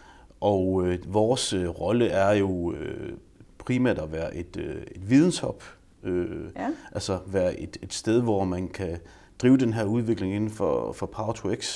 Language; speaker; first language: Danish; native; Danish